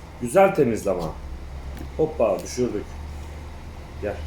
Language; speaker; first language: Turkish; native; Turkish